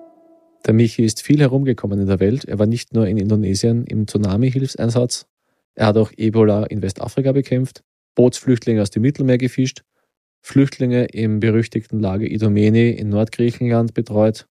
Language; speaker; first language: German; native; German